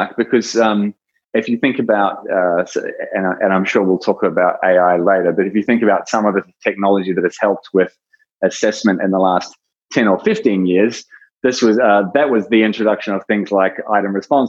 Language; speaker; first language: English; native; English